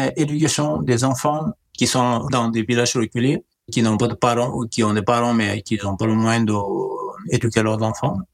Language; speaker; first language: French; non-native, learner; Nepali